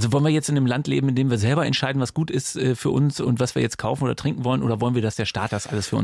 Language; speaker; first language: German; native; German